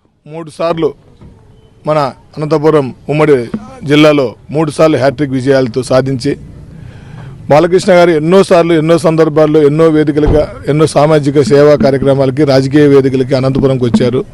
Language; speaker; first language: Telugu; native; Telugu